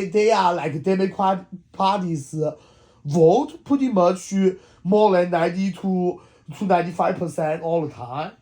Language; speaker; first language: English; non-native, learner; Chinese